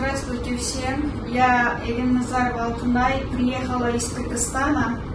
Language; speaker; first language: Russian; non-native, local second language; Kyrgyz